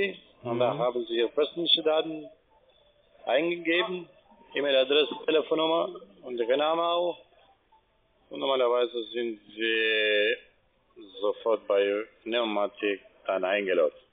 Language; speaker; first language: German; non-native, fluent; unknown